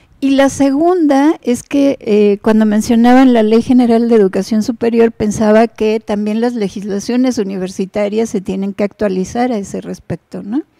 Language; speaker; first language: Spanish; native; Spanish